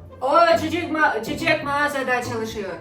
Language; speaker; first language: Turkish; non-native, learner; Russian